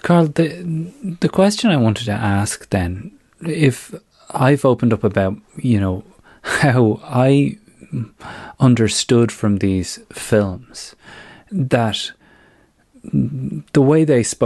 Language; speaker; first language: English; native; English